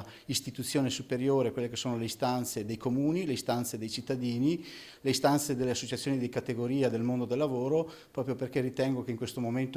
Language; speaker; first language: Italian; native; Italian